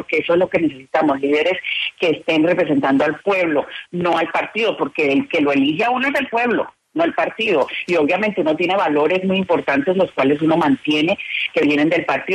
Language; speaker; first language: Spanish; native; Spanish